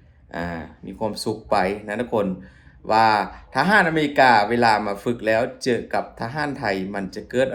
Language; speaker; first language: Thai; non-native, local second language; Lao